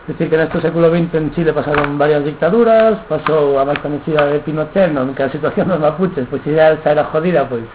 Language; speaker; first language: Spanish; non-native, local second language; Galician